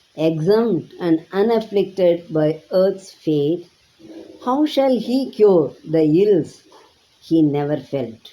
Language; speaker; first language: English; non-native, local second language; Tamil